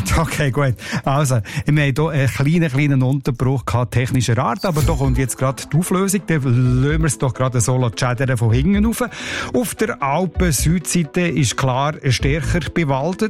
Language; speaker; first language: German; native; German